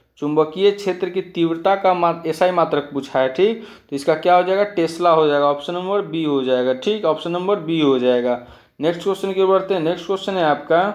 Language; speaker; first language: Hindi; native; Hindi